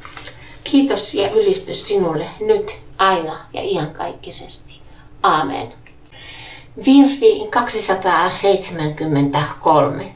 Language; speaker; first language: Finnish; native; Finnish